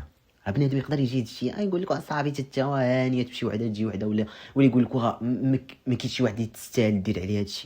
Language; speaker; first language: Arabic; native; Arabic